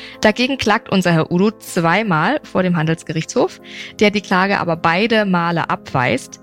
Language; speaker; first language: German; native; German